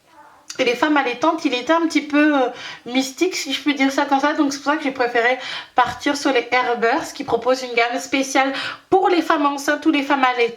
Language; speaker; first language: French; native; French